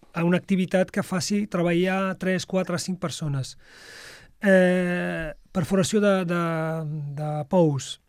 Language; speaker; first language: Catalan; non-native, fluent; Arabic